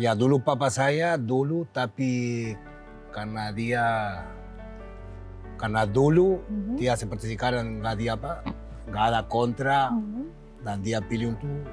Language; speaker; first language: Indonesian; non-native, learner; Spanish